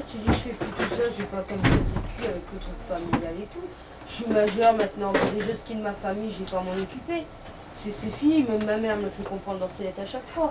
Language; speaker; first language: French; native; French